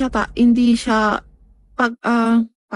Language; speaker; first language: Filipino; non-native, learner; Chinese